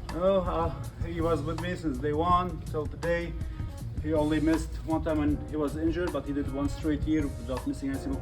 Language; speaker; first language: English; non-native, fluent; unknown